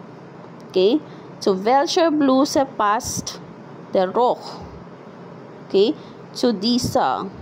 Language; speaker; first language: German; non-native, fluent; Filipino